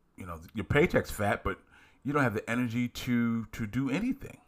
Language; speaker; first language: English; native; English